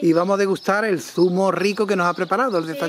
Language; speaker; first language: Spanish; native; Spanish